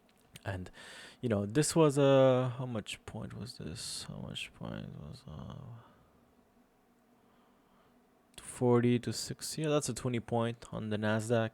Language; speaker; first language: English; non-native, fluent; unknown